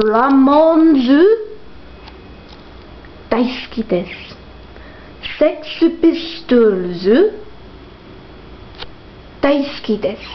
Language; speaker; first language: Japanese; non-native, learner; English